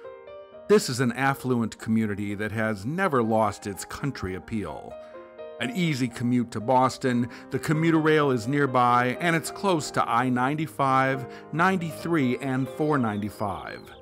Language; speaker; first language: English; native; English